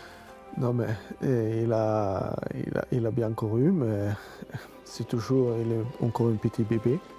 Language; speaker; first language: French; non-native, fluent; Swedish